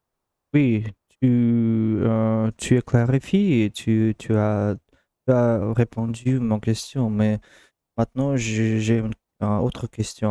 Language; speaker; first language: French; non-native, learner; Russian